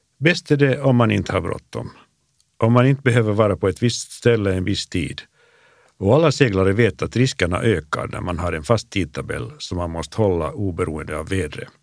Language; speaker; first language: Swedish; native; Swedish